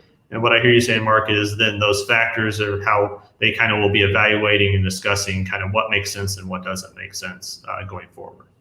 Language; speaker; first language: English; native; English